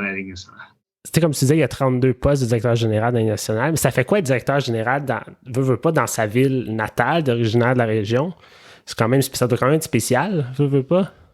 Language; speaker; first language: French; native; French